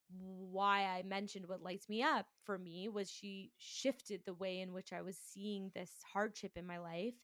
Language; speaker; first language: English; native; English